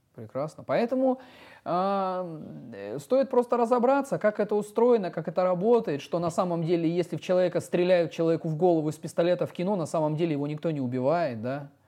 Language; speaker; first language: Russian; native; Russian